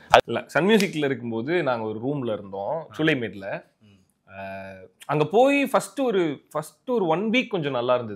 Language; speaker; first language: Tamil; native; Tamil